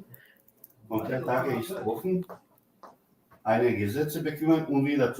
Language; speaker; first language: German; non-native, learner; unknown